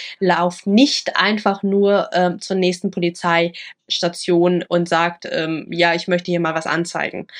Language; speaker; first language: German; early bilingual, other home language; Vietnamese